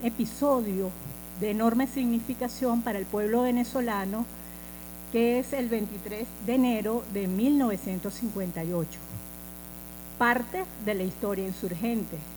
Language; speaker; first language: Spanish; native; Spanish